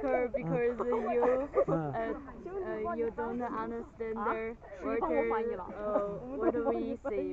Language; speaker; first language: English; non-native, learner; Chinese